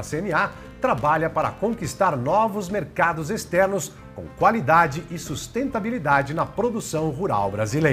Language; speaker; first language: Portuguese; native; Portuguese